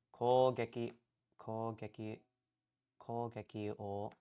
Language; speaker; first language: Japanese; non-native, learner; English